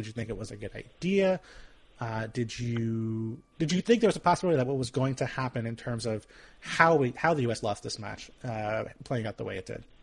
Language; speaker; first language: English; native; English